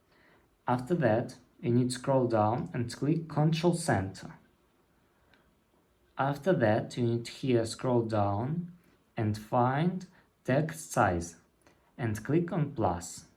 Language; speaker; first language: English; non-native, learner; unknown